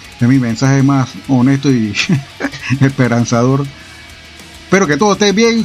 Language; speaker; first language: Spanish; native; Spanish